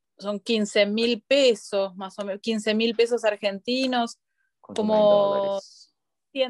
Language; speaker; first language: Portuguese; non-native, learner; Spanish